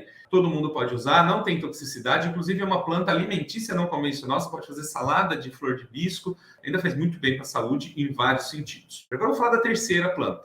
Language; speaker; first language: Portuguese; native; Portuguese